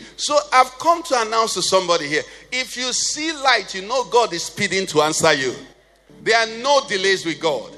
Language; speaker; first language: English; non-native, local second language; Igbo